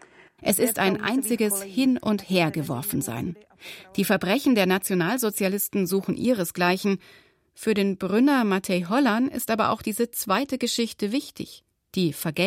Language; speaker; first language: German; native; German